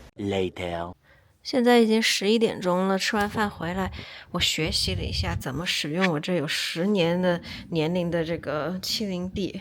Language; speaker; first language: Chinese; native; Chinese